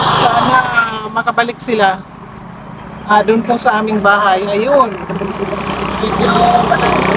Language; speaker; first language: Filipino; non-native, local second language; Bikol